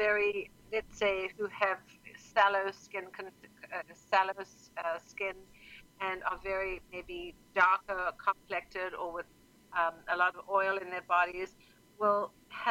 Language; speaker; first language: English; native; English